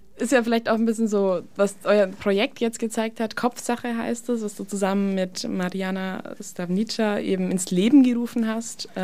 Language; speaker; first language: German; native; German